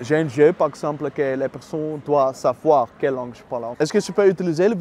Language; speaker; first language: French; non-native, fluent; Dutch